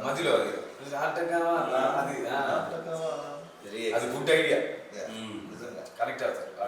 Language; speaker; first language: Telugu; non-native, learner; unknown